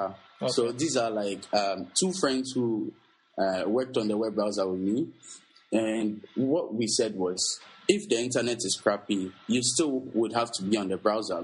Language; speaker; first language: English; non-native, local second language; Akan